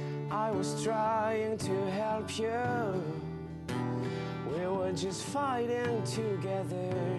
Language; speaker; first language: English; non-native, learner; French